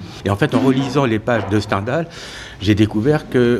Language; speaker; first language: French; native; French